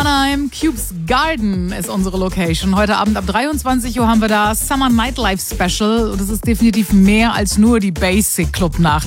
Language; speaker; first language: German; native; German